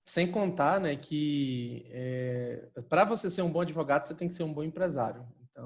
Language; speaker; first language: Portuguese; native; Portuguese